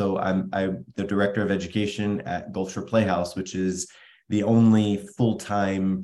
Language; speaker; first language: English; native; English